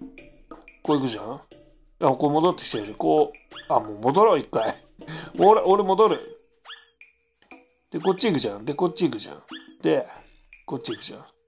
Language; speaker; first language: Japanese; native; Japanese